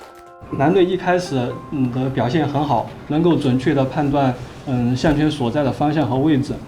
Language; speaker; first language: Chinese; native; Chinese